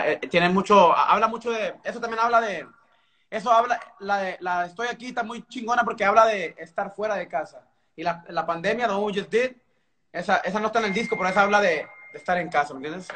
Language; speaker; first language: Spanish; early bilingual, heritage; Spanish